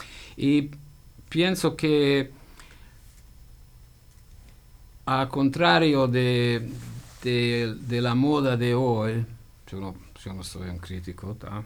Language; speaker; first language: Spanish; non-native, fluent; Hungarian